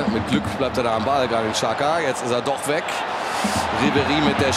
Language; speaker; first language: German; native; German